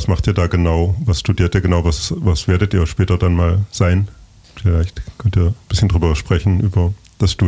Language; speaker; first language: German; native; German